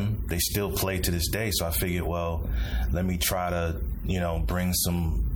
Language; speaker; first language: English; native; English